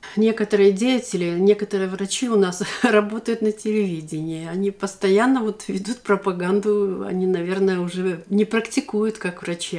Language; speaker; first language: Russian; native; Russian